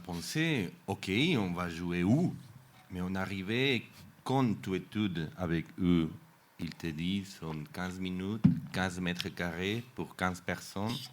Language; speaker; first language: French; non-native, fluent; Spanish